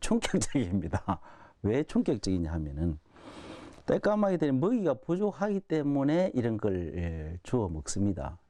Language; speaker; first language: Korean; native; Korean